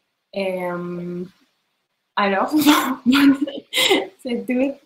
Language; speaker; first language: French; non-native, learner; Spanish